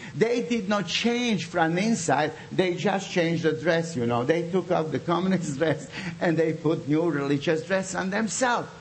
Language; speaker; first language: English; non-native, fluent; Bosnian